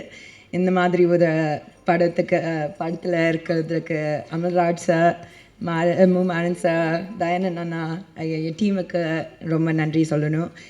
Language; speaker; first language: Tamil; early bilingual, heritage; Tamil